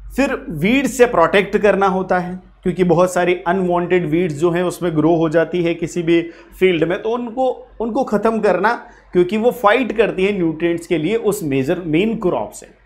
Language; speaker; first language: Hindi; native; Hindi